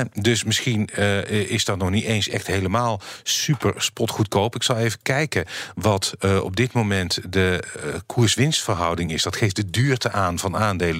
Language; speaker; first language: Dutch; native; Dutch